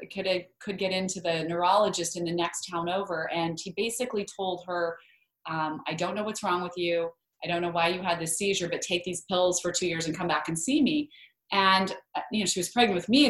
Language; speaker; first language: English; native; English